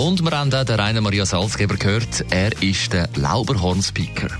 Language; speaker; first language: German; native; German